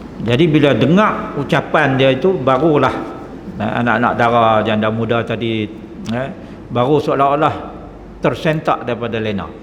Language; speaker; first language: Malay; native; Malay